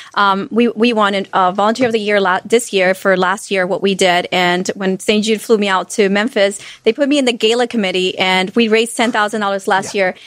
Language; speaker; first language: English; non-native, fluent; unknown